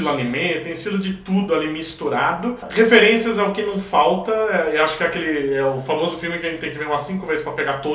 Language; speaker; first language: Portuguese; native; Portuguese